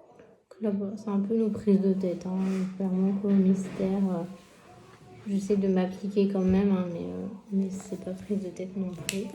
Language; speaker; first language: French; native; French